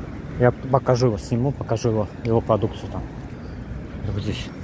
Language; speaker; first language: Russian; non-native, learner; Azerbaijani